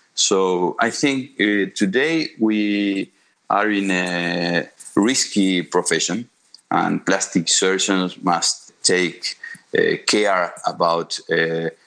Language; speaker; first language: English; non-native, fluent; Spanish